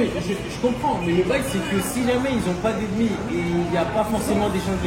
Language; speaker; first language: French; native; French